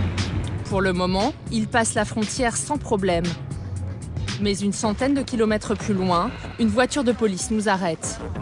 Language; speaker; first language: French; native; French